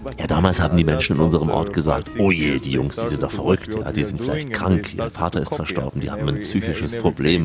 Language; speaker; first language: German; native; German